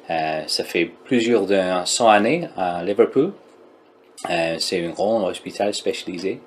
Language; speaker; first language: French; non-native, learner; English